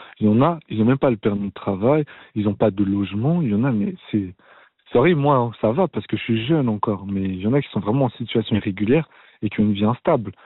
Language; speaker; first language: French; native; French